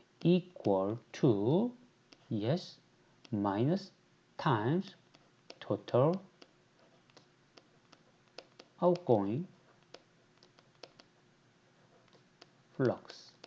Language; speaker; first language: English; non-native, fluent; Korean